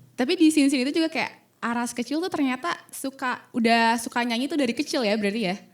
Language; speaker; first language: Indonesian; native; Indonesian